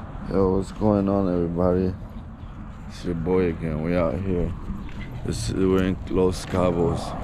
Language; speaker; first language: English; native; English